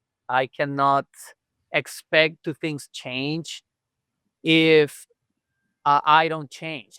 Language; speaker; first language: English; non-native, local second language; Spanish